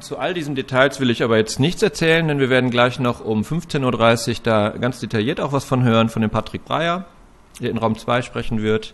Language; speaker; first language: German; native; German